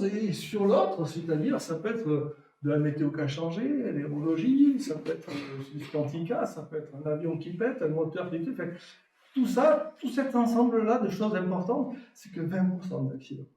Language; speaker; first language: French; native; French